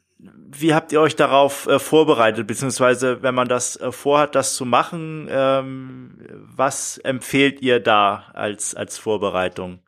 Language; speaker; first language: German; native; German